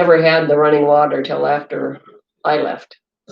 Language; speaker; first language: English; native; English